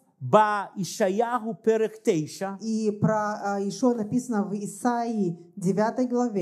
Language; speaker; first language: Russian; native; Russian